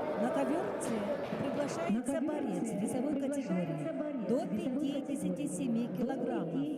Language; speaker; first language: Russian; native; Russian